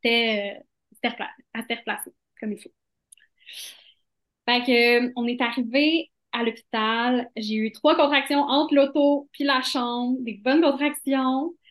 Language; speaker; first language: French; native; French